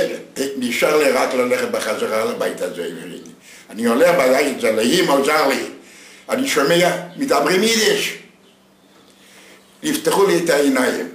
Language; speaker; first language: Hebrew; non-native, fluent; Yiddish